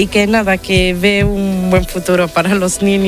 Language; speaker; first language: Spanish; non-native, fluent; Italian